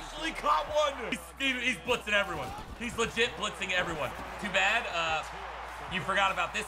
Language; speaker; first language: English; native; English